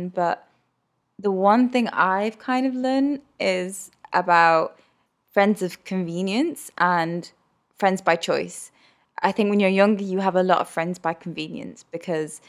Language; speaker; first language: English; early bilingual, other home language; Urdu